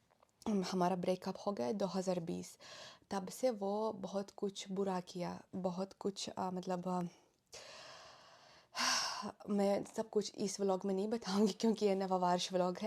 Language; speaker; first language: Hindi; non-native, fluent; Russian